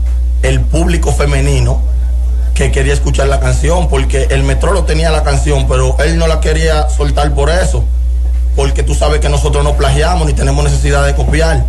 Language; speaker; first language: Spanish; native; Spanish